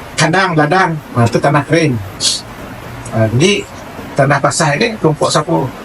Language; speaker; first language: Malay; non-native, local second language; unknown